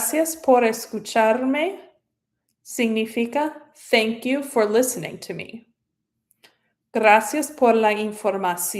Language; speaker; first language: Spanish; non-native, fluent; English